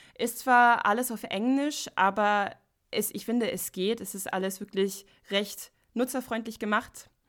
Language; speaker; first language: German; non-native, fluent; English